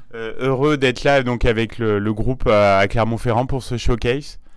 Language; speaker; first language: French; native; French